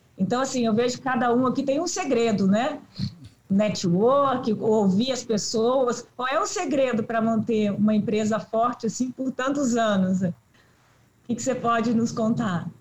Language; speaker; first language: Portuguese; native; Portuguese